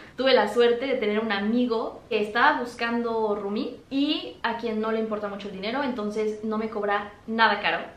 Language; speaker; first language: Spanish; native; Spanish